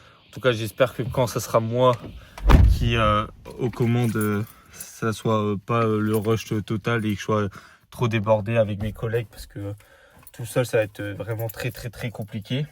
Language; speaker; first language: French; native; French